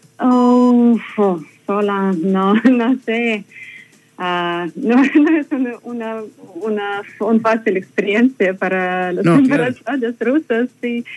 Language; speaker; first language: Spanish; non-native, learner; Russian